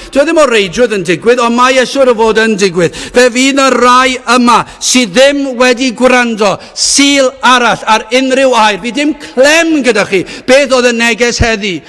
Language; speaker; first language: Welsh; native; Welsh